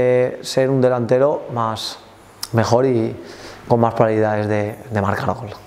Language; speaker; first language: Spanish; native; Spanish